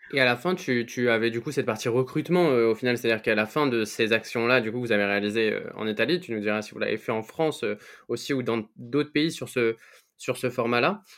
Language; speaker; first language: French; native; French